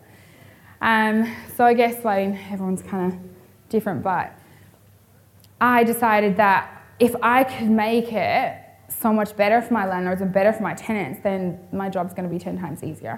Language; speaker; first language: English; native; English